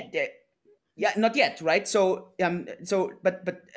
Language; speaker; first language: English; non-native, fluent; German